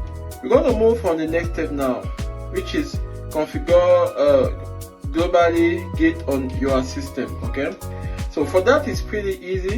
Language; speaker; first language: English; non-native, fluent; French